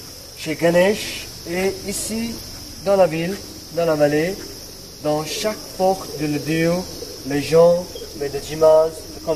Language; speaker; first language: French; non-native, learner; Nepali